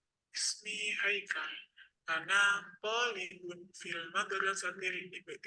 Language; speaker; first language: Arabic; non-native, learner; Indonesian